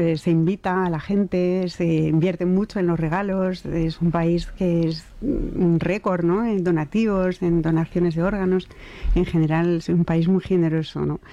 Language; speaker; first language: Spanish; non-native, fluent; French